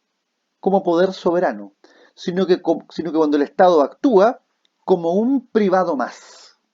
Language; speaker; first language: Spanish; native; Spanish